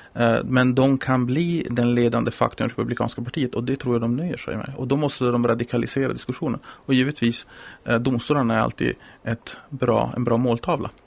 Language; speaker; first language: Swedish; non-native, fluent; Italian